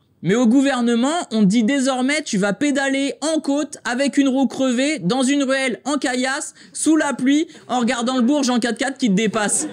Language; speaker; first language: French; native; French